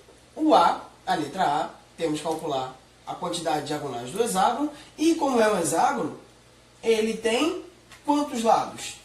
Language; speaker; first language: Portuguese; native; Portuguese